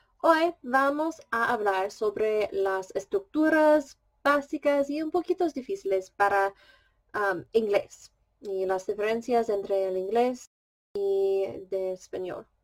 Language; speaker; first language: Spanish; non-native, fluent; English